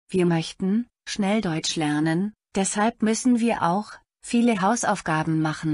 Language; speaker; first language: German; non-native, learner; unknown